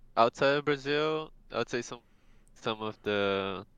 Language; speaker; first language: English; non-native, fluent; Portuguese